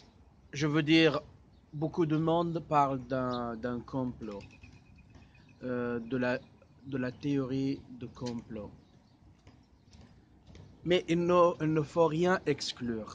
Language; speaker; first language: French; non-native, fluent; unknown